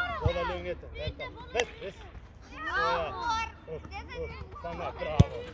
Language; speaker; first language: Swedish; non-native, fluent; Serbian